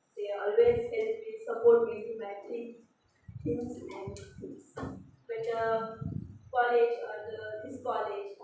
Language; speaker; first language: English; non-native, local second language; Marathi